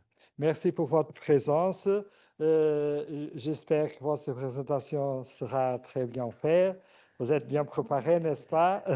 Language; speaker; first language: French; non-native, fluent; Portuguese